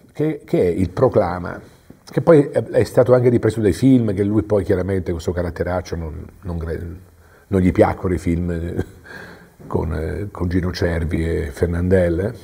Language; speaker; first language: Italian; native; Italian